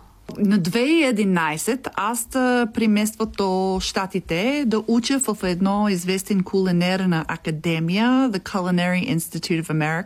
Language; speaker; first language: Bulgarian; non-native, learner; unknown